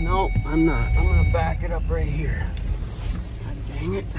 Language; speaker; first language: English; native; English